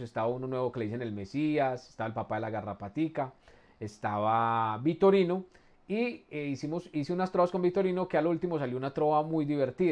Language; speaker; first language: Spanish; native; Spanish